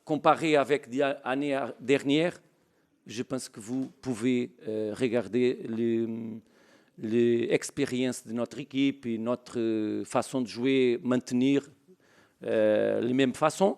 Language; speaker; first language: French; non-native, learner; Portuguese